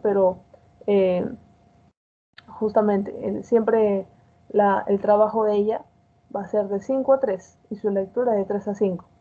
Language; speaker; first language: Spanish; native; Spanish